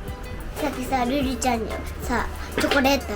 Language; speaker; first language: Japanese; native; Japanese